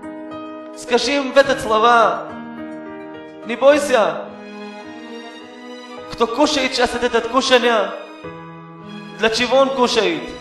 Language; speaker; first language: Russian; non-native, learner; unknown